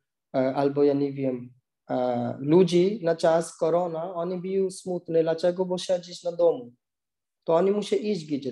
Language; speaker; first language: Polish; non-native, learner; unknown